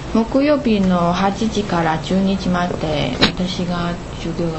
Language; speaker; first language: Japanese; non-native, learner; Chinese